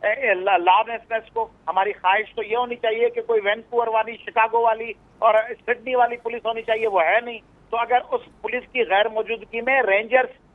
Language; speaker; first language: Urdu; native; Urdu